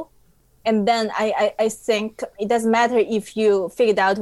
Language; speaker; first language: English; non-native, fluent; Chinese